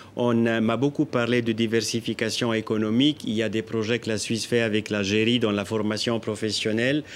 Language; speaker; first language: French; non-native, local second language; Italian